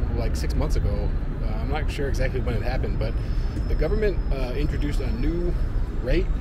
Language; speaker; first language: English; native; English